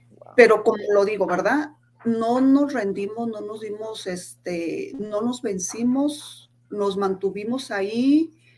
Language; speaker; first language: Spanish; native; Spanish